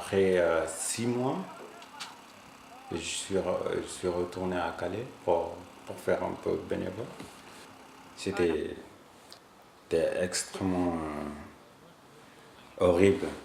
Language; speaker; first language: French; non-native, learner; Arabic